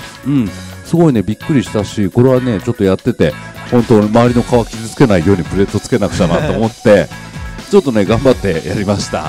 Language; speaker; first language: Japanese; native; Japanese